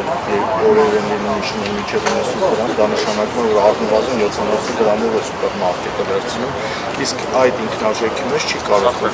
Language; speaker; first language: Armenian; native; Armenian